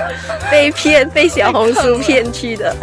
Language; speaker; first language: Chinese; native; Chinese